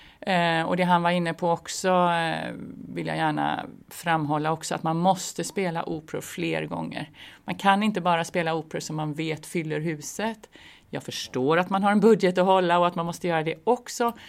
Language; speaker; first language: Swedish; native; Swedish